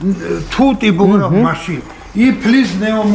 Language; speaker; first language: English; non-native, learner; Georgian